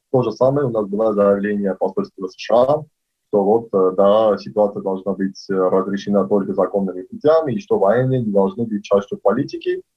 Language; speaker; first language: Russian; non-native, local second language; Armenian